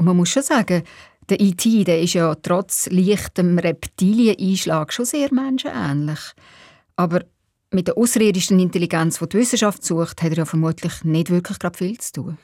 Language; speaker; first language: German; native; German